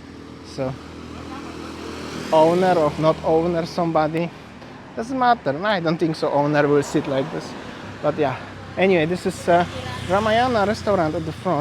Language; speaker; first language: English; non-native, fluent; Polish